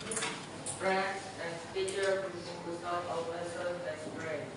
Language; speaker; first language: English; non-native, learner; Indonesian